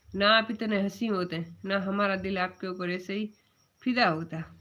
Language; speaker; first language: Hindi; non-native, local second language; Gujarati